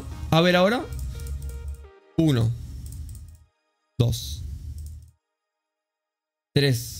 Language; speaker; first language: Spanish; native; Spanish